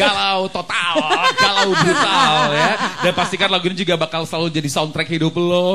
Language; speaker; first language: Indonesian; native; Indonesian